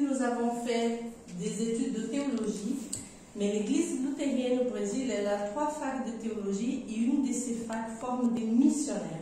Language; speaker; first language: French; non-native, fluent; Portuguese